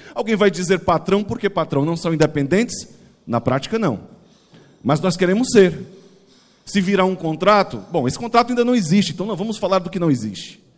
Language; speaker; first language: Portuguese; native; Portuguese